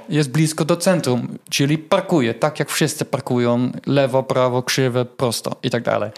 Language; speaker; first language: Polish; non-native, fluent; Dutch